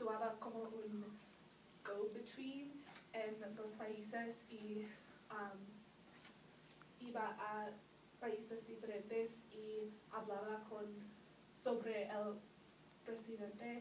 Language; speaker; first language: Spanish; non-native, learner; English